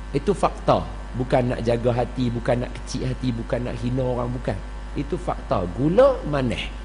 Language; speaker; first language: Malay; native; Malay